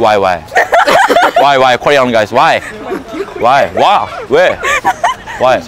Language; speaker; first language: English; non-native, learner; Korean